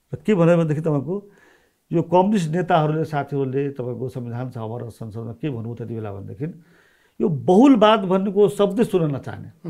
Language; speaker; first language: Nepali; non-native, local second language; Maithili